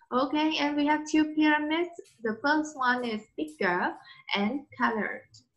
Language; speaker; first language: English; non-native, learner; Vietnamese